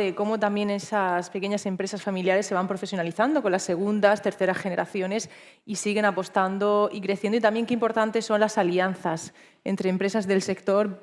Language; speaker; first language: Spanish; native; Spanish